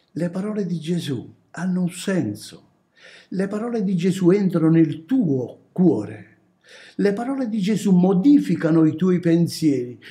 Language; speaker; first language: Italian; native; Italian